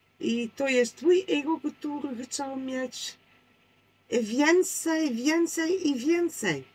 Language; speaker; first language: Polish; non-native, learner; Dutch